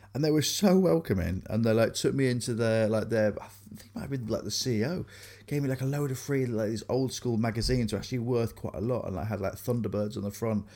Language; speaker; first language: English; native; English